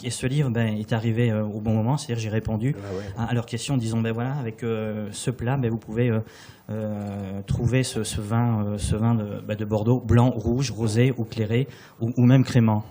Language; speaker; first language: French; native; French